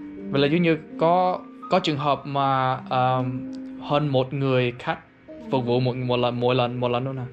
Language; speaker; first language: Vietnamese; early bilingual, heritage; Vietnamese